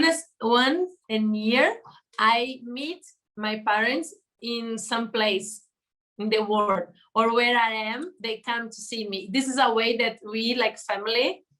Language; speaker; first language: English; non-native, learner; Portuguese